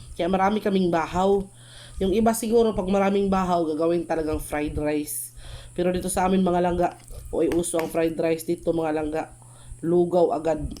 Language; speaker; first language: Filipino; non-native, local second language; Cebuano